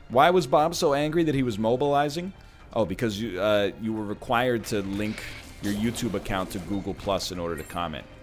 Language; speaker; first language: English; native; English